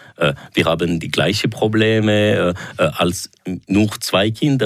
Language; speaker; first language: German; non-native, local second language; French